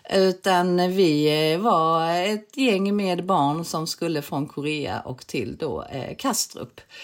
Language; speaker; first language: Swedish; early bilingual, other home language; Korean